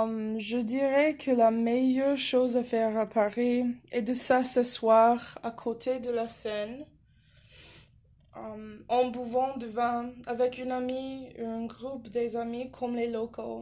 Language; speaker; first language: French; non-native, fluent; English